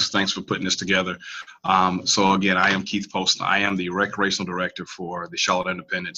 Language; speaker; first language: English; native; English